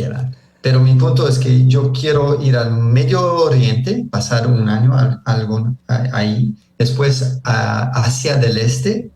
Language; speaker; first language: Spanish; early bilingual, heritage; Spanish